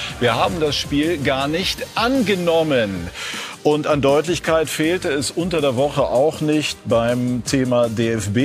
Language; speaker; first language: German; native; German